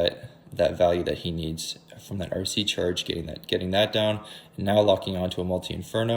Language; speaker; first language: English; native; English